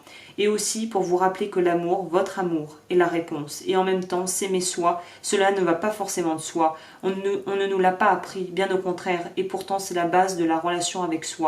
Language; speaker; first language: French; native; French